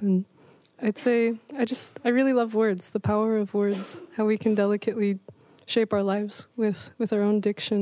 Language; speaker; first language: English; native; English